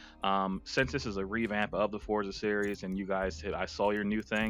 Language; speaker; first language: English; native; English